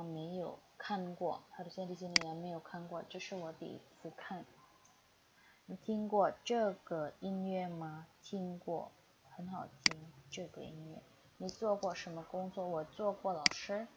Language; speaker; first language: Chinese; non-native, fluent; Indonesian